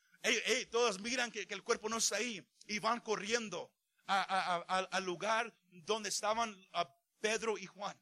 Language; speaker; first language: Spanish; early bilingual, heritage; Spanish